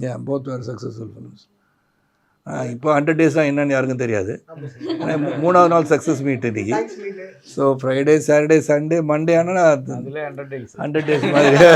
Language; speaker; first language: Tamil; native; Tamil